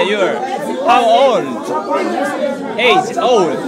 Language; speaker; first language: English; non-native, learner; Japanese